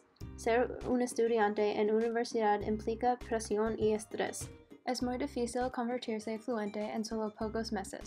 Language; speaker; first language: Spanish; non-native, learner; English